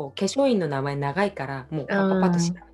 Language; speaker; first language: Japanese; non-native, fluent; Korean